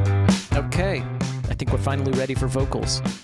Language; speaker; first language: English; native; English